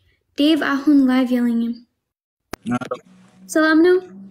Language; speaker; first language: Amharic; non-native, learner; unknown